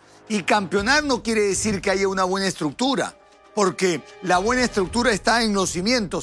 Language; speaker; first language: Spanish; native; Spanish